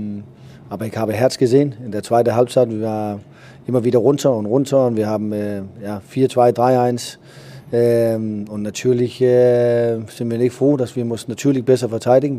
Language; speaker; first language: German; non-native, learner; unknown